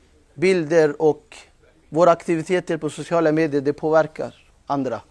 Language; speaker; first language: Swedish; non-native, fluent; Urdu